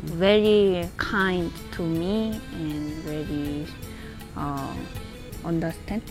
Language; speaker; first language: English; non-native, learner; Korean